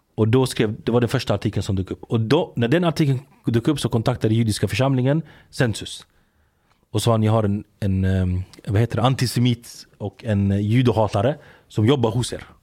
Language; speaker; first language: Swedish; early bilingual, other home language; Arabic